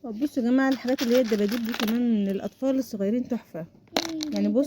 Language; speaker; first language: Arabic; native; Arabic